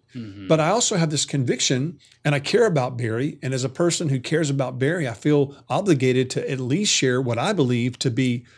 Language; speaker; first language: English; native; English